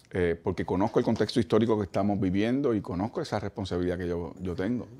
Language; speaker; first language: Spanish; native; Spanish